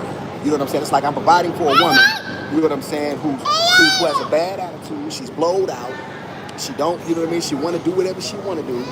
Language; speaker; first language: English; native; English